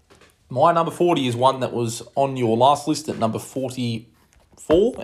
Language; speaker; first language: English; native; English